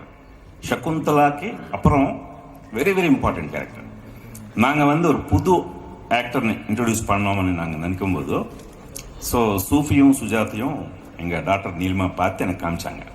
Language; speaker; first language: Tamil; non-native, fluent; Telugu